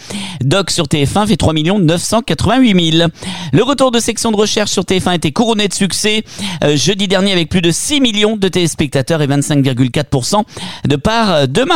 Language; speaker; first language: French; native; French